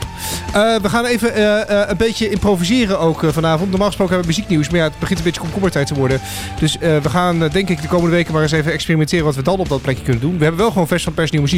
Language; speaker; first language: Dutch; native; Dutch